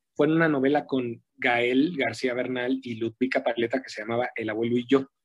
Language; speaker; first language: Spanish; native; Spanish